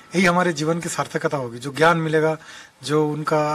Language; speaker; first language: Hindi; non-native, local second language; Bangla